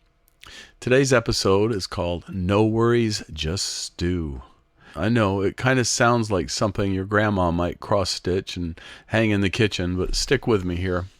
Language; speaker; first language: English; native; English